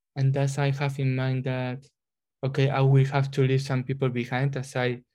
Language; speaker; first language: English; non-native, fluent; Spanish